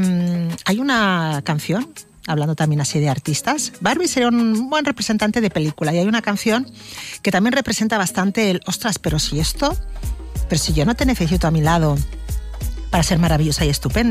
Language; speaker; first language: Spanish; native; Spanish